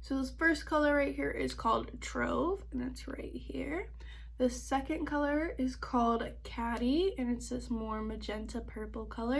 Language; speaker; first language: English; native; English